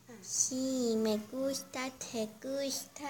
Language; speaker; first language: Spanish; non-native, learner; German